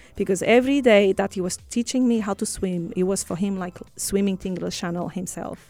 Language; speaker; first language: English; non-native, fluent; Portuguese